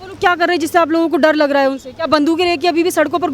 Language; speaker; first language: Hindi; native; Hindi